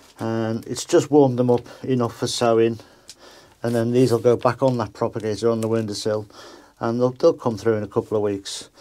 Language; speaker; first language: English; native; English